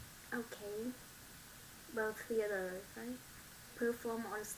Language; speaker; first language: English; non-native, learner; Vietnamese